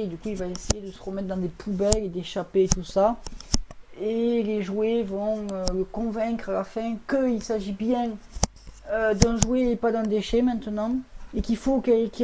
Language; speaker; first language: French; native; French